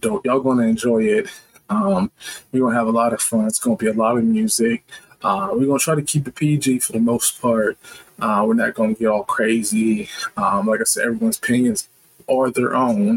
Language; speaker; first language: English; native; English